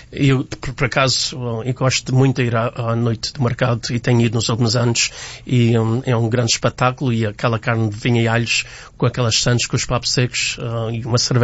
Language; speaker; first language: Portuguese; native; Portuguese